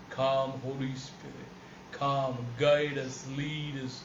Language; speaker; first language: English; non-native, local second language; Malayalam